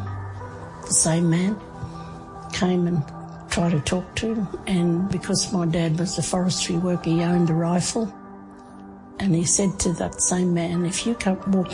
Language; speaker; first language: English; native; English